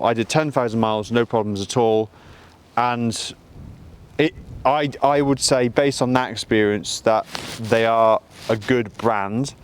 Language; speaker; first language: English; native; English